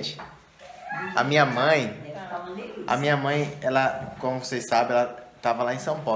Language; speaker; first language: Portuguese; native; Portuguese